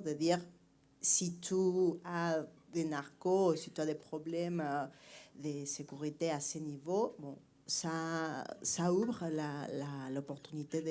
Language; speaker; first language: French; non-native, fluent; Spanish